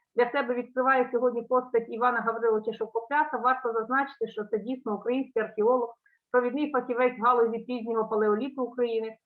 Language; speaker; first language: Ukrainian; native; Ukrainian